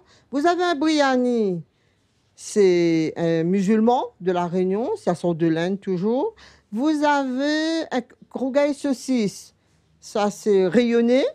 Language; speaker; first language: French; non-native, local second language; Réunion Creole French